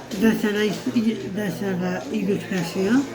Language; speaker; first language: Catalan; non-native, local second language; Spanish